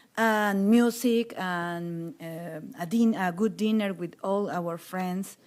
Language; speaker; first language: English; non-native, learner; Spanish